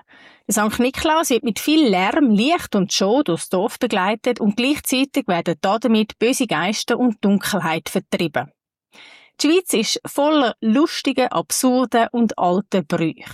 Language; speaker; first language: German; native; German